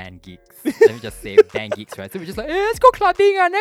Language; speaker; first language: English; native; English